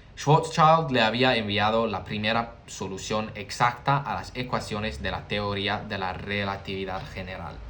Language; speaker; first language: Spanish; non-native, learner; English